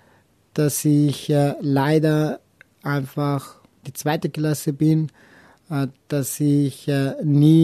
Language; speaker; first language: German; non-native, local second language; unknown